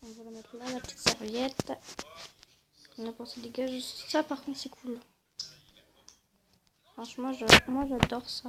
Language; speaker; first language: French; native; French